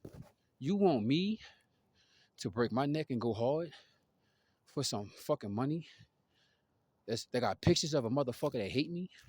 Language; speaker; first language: English; native; English